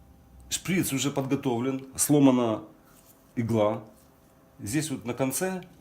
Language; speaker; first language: Russian; native; Russian